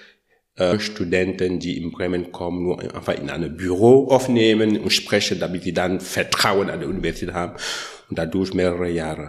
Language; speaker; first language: German; non-native, learner; French